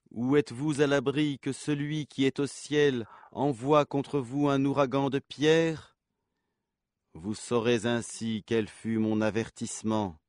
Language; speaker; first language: French; native; French